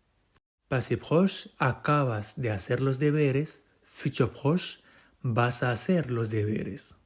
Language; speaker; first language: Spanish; non-native, fluent; French